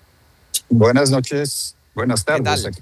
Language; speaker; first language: Spanish; non-native, fluent; Dutch